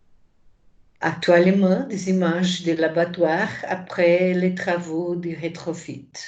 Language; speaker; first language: French; non-native, fluent; Portuguese